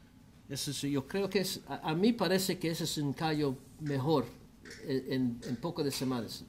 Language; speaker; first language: Spanish; non-native, learner; English